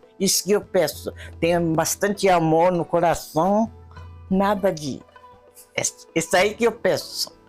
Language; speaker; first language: Portuguese; non-native, fluent; Japanese